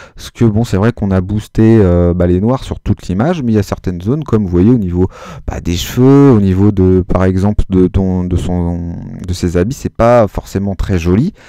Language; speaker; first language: French; native; French